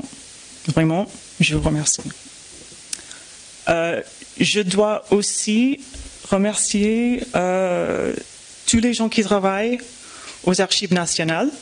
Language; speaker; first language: French; non-native, fluent; English